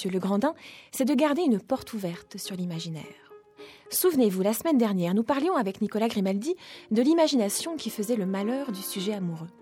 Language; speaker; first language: French; native; French